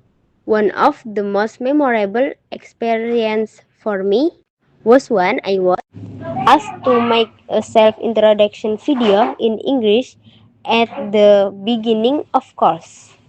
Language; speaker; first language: English; non-native, learner; Indonesian